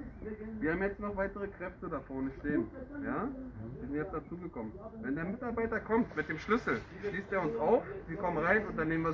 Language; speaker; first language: German; native; German